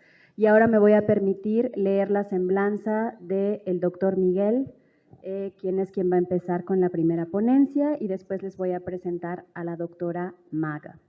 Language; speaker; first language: Spanish; native; Spanish